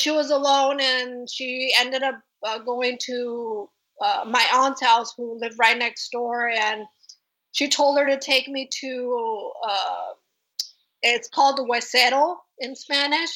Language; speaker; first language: English; early bilingual, other home language; Spanish